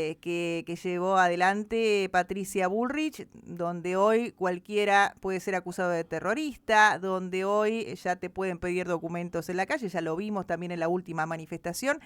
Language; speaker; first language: Spanish; native; Spanish